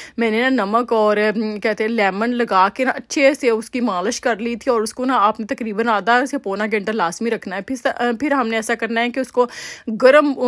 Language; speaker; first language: Urdu; native; Urdu